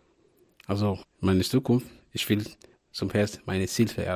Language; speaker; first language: German; non-native, learner; French